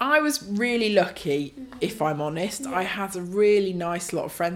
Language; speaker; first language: English; native; English